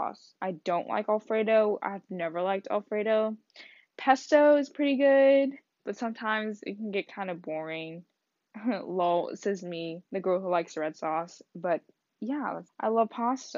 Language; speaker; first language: English; early bilingual, other home language; Vietnamese